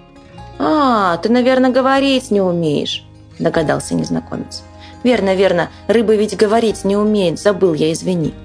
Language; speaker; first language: Russian; native; Russian